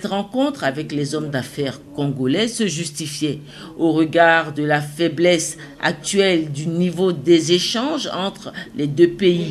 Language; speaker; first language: French; native; French